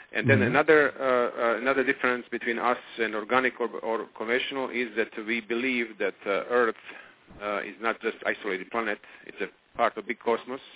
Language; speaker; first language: English; non-native, fluent; Croatian